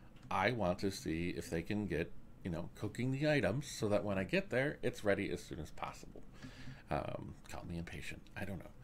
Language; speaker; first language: English; native; English